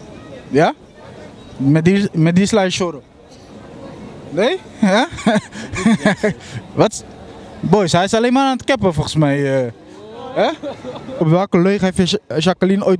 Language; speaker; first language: Dutch; native; Dutch